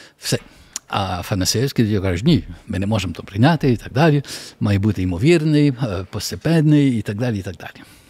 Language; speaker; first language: Ukrainian; early bilingual, heritage; Ukrainian